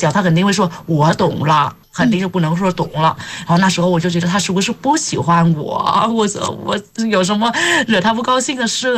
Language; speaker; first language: Chinese; non-native, fluent; Vietnamese